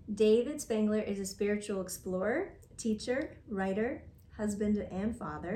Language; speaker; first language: English; native; English